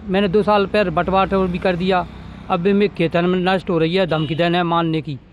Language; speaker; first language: Hindi; native; Hindi